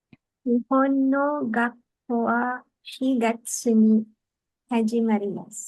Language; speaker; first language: Japanese; non-native, learner; Filipino